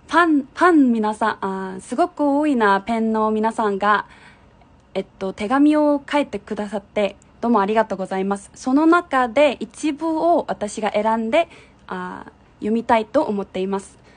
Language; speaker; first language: Japanese; non-native, fluent; Korean